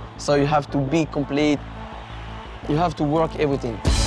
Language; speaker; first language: English; non-native, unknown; French